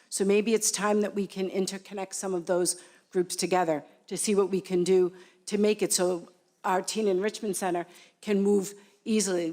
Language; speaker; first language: English; native; English